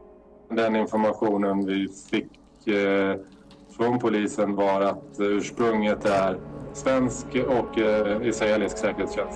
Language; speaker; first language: Swedish; native; Swedish